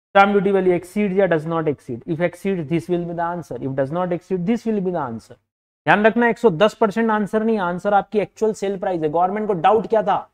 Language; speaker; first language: Hindi; native; Hindi